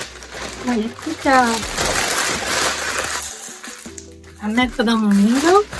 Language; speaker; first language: French; native; French